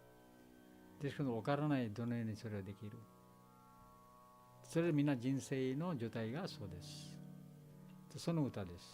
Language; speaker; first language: Japanese; non-native, learner; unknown